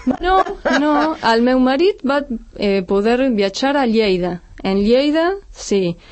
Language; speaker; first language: Catalan; non-native, fluent; Spanish